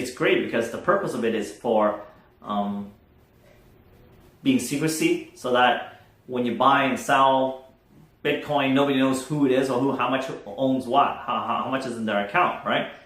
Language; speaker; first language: English; non-native, fluent; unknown